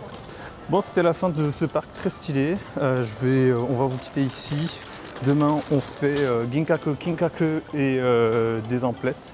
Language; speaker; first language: French; native; French